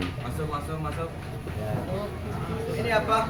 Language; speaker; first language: Indonesian; non-native, learner; Arabic